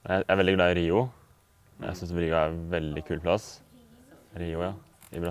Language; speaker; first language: Norwegian; native; Norwegian